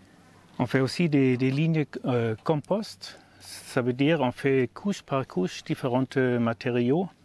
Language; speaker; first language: French; non-native, learner; German